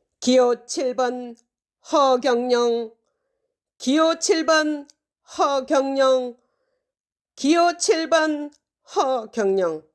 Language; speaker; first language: Korean; native; Korean